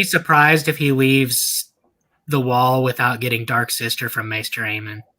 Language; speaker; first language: English; native; English